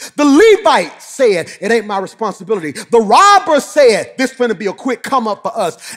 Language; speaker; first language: English; native; English